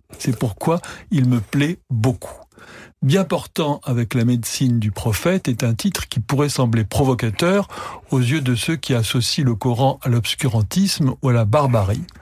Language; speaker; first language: French; native; French